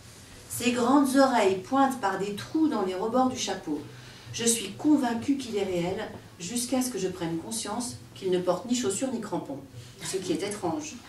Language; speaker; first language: French; native; French